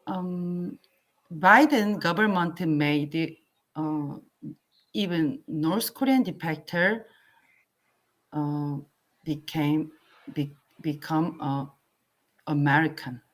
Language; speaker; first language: English; non-native, learner; Korean